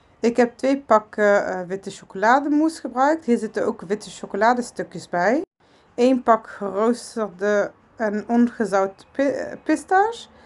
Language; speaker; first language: Dutch; early bilingual, other home language; Arabic